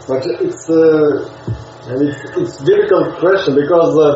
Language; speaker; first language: English; non-native, learner; Russian